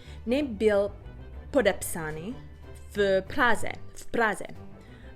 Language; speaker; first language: Czech; non-native, learner; English